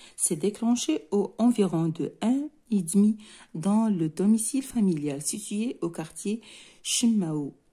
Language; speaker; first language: French; non-native, local second language; Arabic